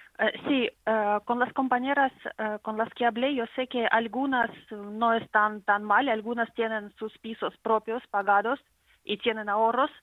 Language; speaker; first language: Spanish; non-native, fluent; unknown